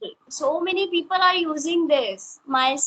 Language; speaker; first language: English; non-native, local second language; Hindi